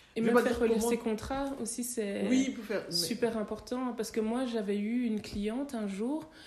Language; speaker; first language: French; native; French